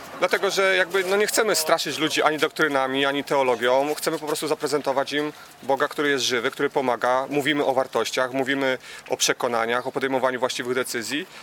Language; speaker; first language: Polish; native; Polish